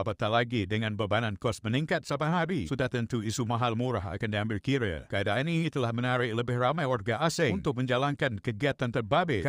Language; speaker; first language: Malay; native; Malay